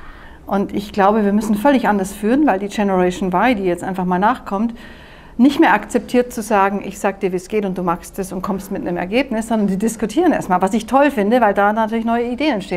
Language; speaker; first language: German; native; German